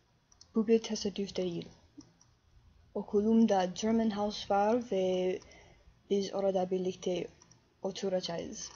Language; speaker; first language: Turkish; non-native, learner; English